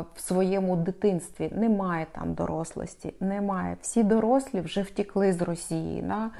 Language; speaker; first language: Ukrainian; non-native, local second language; Russian